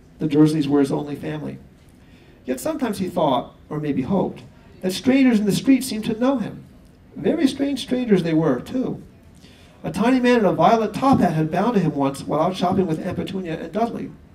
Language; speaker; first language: English; native; English